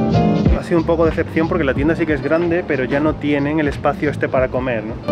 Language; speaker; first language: Spanish; native; Spanish